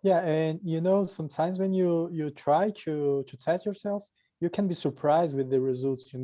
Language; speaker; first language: English; non-native, learner; Portuguese